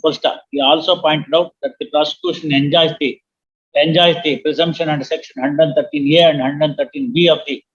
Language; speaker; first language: English; non-native, local second language; Kannada